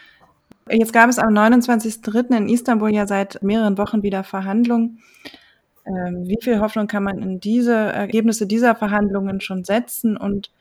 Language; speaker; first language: German; native; German